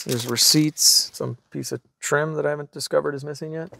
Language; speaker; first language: English; native; English